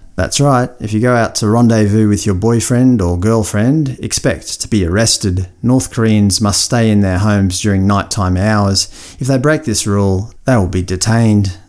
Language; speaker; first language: English; native; English